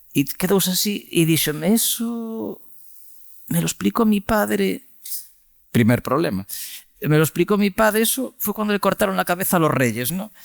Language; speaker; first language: Spanish; native; Spanish